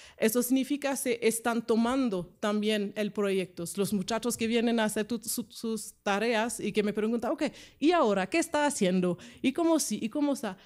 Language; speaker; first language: Spanish; non-native, fluent; French